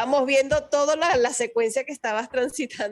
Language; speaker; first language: Spanish; native; Spanish